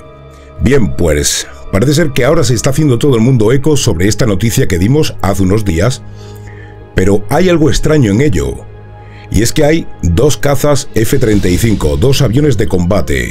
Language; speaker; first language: Spanish; native; Spanish